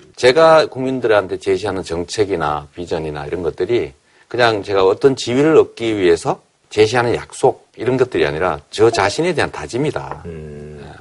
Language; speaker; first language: Korean; native; Korean